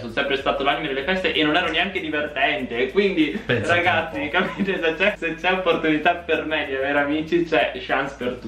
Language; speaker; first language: Italian; native; Italian